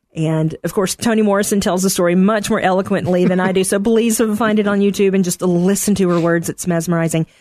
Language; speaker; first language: English; native; English